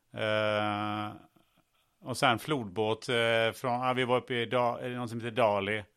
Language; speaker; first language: Swedish; early bilingual, other home language; German